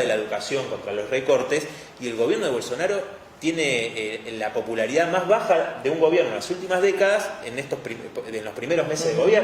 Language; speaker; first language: Spanish; native; Spanish